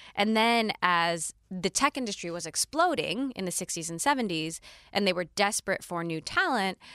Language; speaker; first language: English; native; English